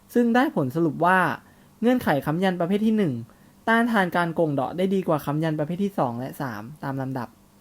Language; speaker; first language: Thai; native; Thai